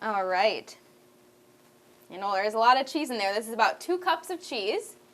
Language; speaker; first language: English; native; English